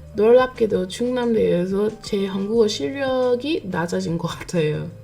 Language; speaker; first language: Korean; non-native, fluent; English